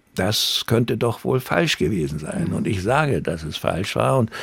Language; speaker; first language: German; native; German